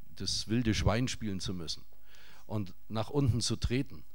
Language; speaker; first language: German; native; German